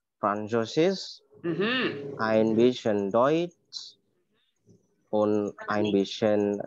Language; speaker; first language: German; non-native, learner; Indonesian